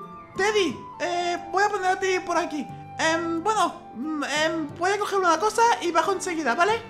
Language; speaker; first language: Spanish; native; Spanish